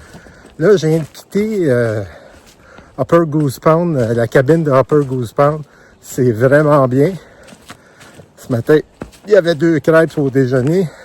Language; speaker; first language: French; native; French